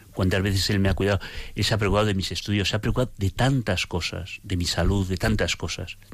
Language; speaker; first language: Spanish; native; Spanish